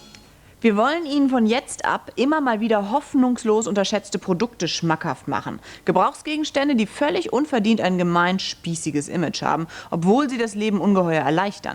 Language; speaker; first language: German; native; German